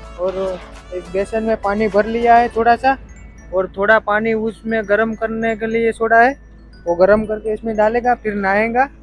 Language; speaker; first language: Hindi; non-native, local second language; Gujarati